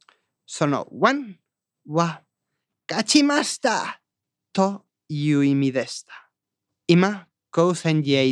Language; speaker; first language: Japanese; non-native, learner; Spanish